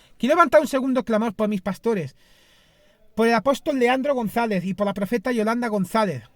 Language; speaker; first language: Spanish; non-native, fluent; Greek